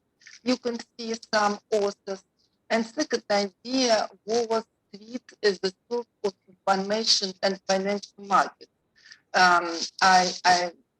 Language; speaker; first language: English; non-native, learner; Russian